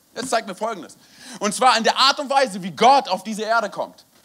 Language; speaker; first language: German; native; German